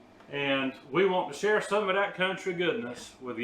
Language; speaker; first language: English; native; English